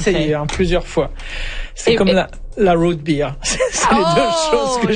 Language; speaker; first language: French; native; French